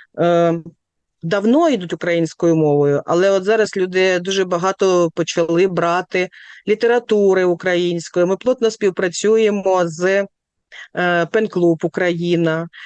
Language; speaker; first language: Ukrainian; native; Ukrainian